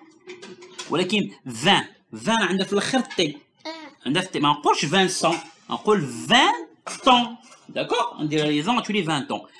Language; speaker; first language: French; non-native, local second language; Arabic